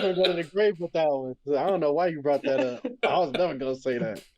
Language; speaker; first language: English; native; English